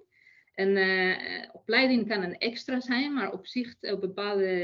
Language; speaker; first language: Dutch; non-native, fluent; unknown